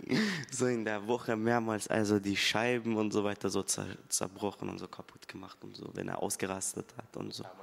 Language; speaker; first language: German; early bilingual, other home language; Persian